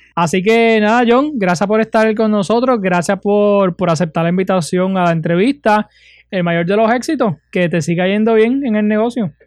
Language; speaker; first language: Spanish; native; Spanish